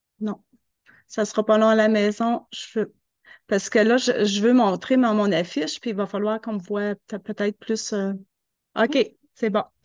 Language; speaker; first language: French; native; French